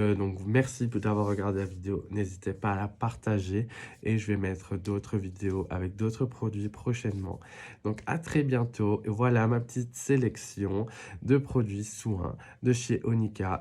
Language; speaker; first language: French; native; French